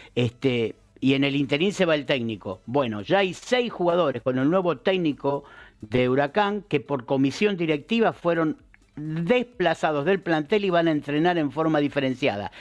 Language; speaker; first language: Spanish; native; Spanish